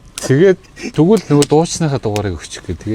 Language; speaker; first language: Mongolian; native; Mongolian